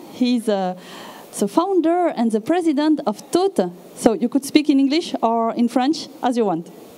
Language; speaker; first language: English; non-native, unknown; French